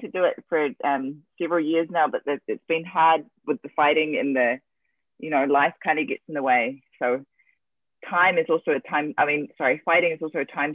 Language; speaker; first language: English; native; English